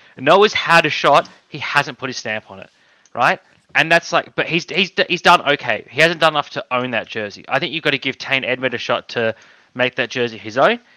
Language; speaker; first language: English; native; English